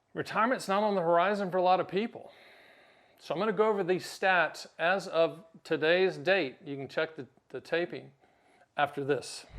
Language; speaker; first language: English; native; English